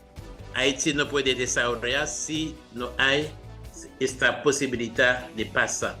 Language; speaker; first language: Spanish; non-native, fluent; Haitian Creole